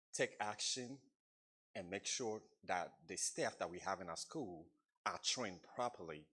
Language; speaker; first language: English; non-native, fluent; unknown